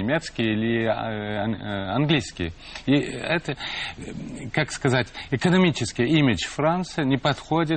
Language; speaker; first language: Russian; non-native, fluent; French